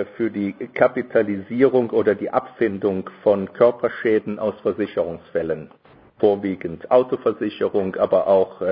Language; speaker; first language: German; native; German